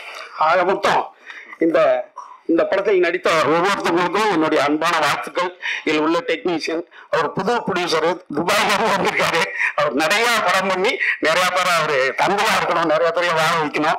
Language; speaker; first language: Tamil; native; Tamil